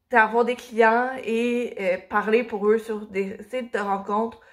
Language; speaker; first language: French; native; French